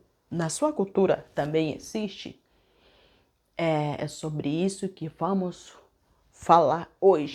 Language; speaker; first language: Portuguese; non-native, local second language; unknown